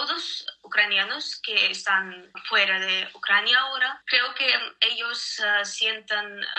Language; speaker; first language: Spanish; non-native, learner; Ukrainian